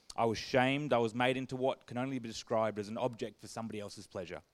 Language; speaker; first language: English; native; English